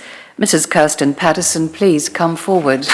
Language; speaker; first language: English; native; English